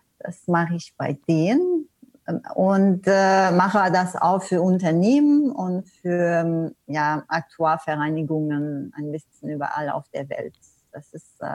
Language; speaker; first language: German; non-native, fluent; English